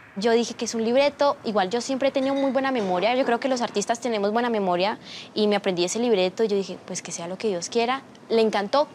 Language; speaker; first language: Spanish; native; Spanish